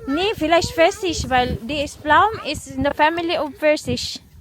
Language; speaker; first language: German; non-native, learner; Filipino